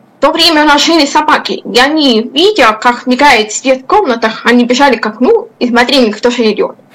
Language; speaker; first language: Russian; non-native, local second language; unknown